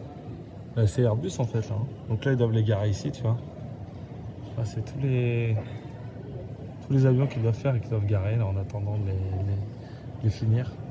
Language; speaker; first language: French; native; French